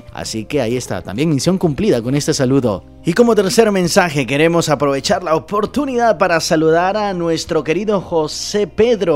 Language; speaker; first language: Spanish; native; Spanish